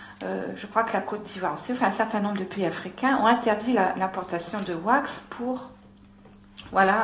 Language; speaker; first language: French; native; French